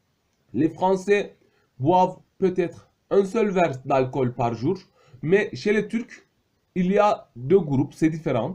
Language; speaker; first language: French; non-native, fluent; Turkish